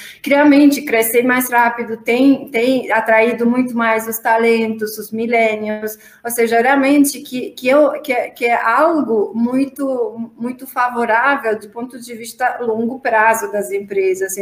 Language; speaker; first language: Portuguese; non-native, fluent; Romanian